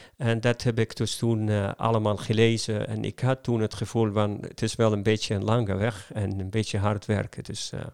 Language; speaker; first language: Dutch; non-native, fluent; Arabic